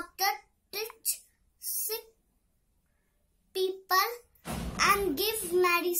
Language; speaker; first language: English; non-native, learner; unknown